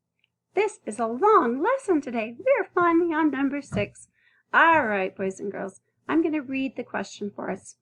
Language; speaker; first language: English; native; English